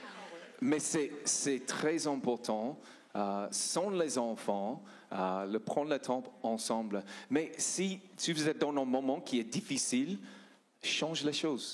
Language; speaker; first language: French; non-native, learner; English